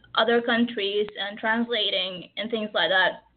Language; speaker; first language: English; early bilingual, other home language; Arabic